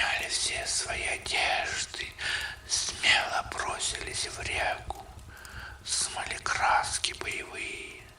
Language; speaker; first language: Russian; native; Russian